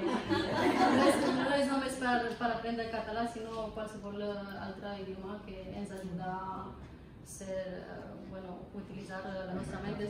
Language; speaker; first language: Catalan; non-native, fluent; Romanian